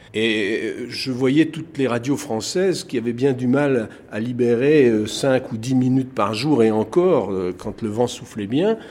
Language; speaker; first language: French; native; French